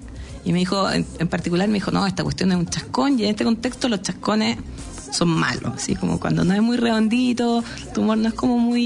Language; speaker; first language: Spanish; native; Spanish